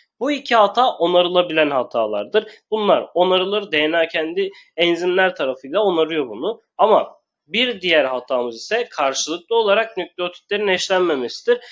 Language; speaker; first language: Turkish; native; Turkish